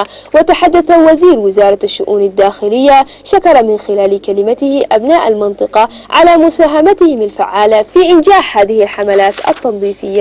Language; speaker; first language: Arabic; non-native, local second language; Somali